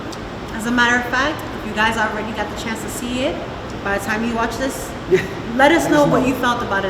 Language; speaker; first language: English; early bilingual, other home language; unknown